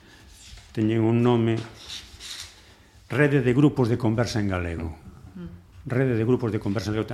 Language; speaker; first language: Galician; native; Galician